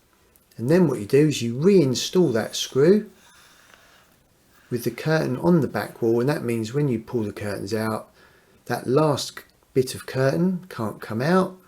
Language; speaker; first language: English; native; English